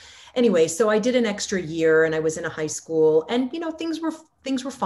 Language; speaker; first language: English; non-native, fluent; Arabic